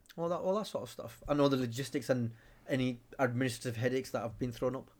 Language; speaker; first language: English; native; English